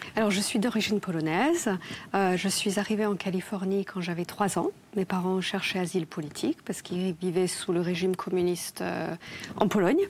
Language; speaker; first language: French; non-native, fluent; Polish